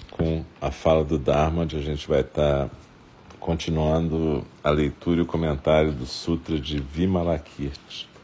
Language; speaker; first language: Portuguese; native; Portuguese